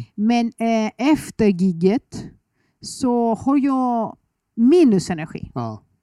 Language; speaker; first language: Swedish; non-native, fluent; Greek